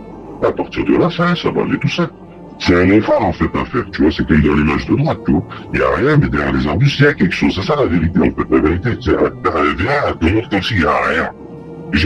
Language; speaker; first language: French; native; French